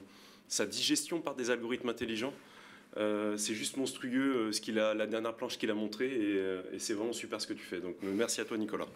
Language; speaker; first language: French; native; French